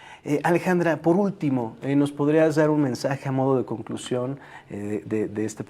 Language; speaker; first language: Spanish; native; Spanish